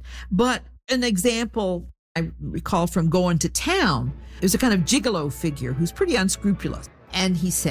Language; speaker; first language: English; native; English